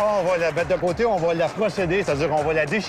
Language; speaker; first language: French; native; French